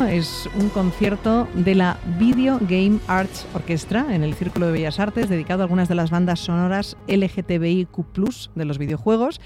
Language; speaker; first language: Spanish; native; Spanish